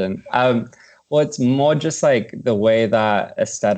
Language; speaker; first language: English; native; English